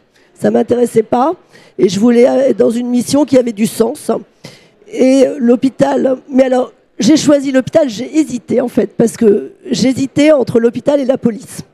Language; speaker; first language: French; native; French